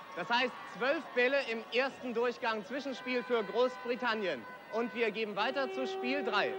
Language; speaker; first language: German; native; German